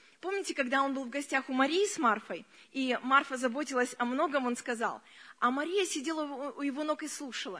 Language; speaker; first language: Russian; early bilingual, other home language; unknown